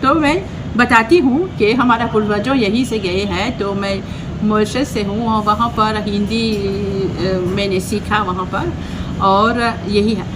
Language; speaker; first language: Hindi; non-native, fluent; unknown